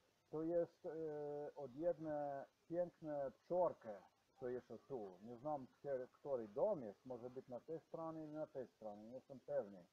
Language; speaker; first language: Polish; non-native, learner; Slovenian